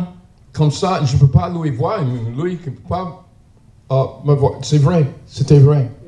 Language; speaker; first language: French; non-native, learner; English